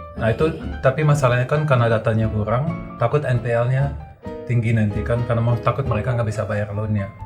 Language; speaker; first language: Indonesian; non-native, fluent; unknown